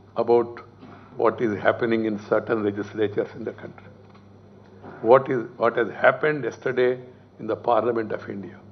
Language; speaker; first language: English; non-native, local second language; Telugu